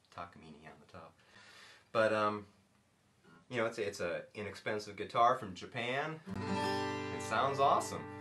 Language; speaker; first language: English; native; English